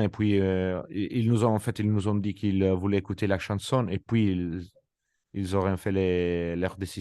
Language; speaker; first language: French; non-native, fluent; Italian